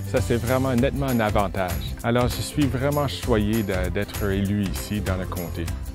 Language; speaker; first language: French; native; French